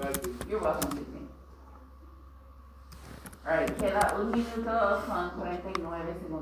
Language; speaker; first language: Spanish; non-native, fluent; English